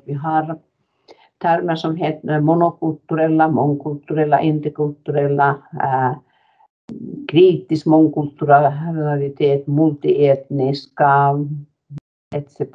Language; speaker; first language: Swedish; non-native, fluent; Finnish